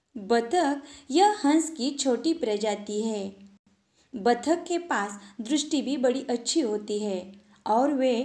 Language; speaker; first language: Hindi; non-native, local second language; Marathi